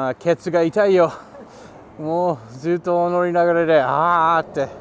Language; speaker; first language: Japanese; non-native, fluent; English